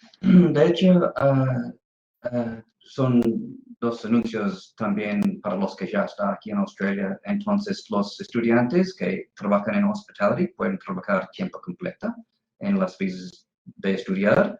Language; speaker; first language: Spanish; non-native, fluent; English